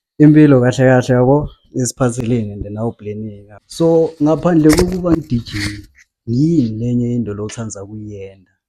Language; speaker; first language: Zulu; non-native, local second language; Swati